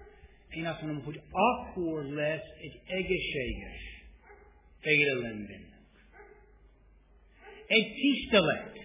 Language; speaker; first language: Hungarian; non-native, fluent; English